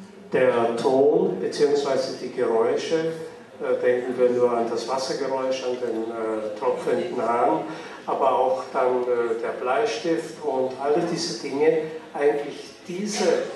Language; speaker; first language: German; native; German